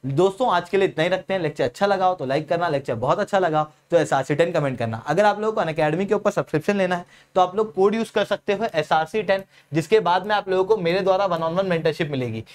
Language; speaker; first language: Hindi; native; Hindi